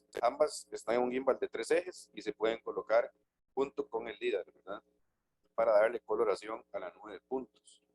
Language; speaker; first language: Spanish; native; Spanish